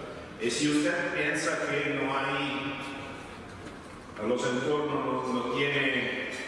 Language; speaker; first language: Spanish; non-native, fluent; Italian